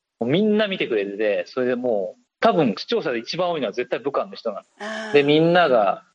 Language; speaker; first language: Japanese; native; Japanese